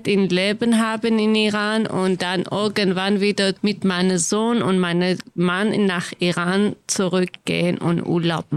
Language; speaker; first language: German; non-native, learner; Kurdish